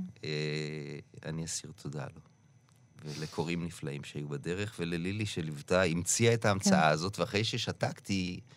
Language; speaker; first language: Hebrew; native; Hebrew